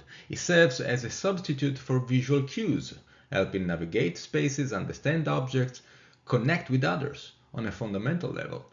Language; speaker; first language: English; non-native, fluent; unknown